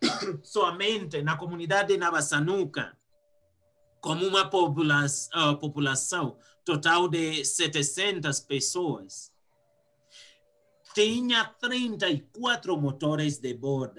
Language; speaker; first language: Portuguese; non-native, fluent; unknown